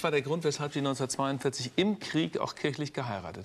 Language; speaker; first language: German; native; German